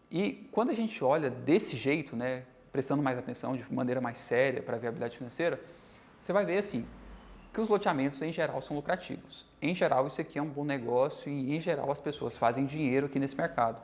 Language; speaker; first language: Portuguese; native; Portuguese